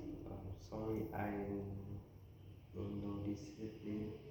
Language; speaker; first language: English; non-native, learner; Vietnamese